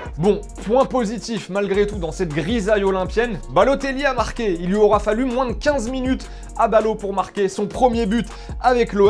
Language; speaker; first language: French; native; French